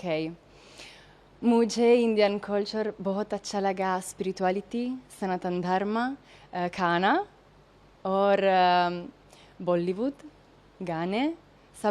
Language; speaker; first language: Hindi; non-native, learner; Italian